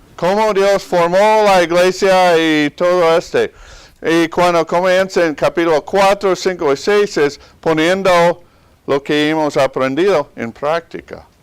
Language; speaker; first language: Spanish; non-native, fluent; English